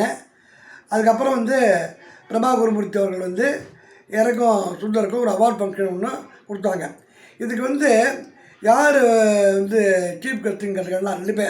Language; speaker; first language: Tamil; native; Tamil